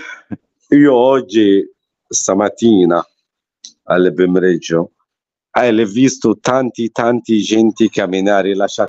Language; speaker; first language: Italian; non-native, learner; Arabic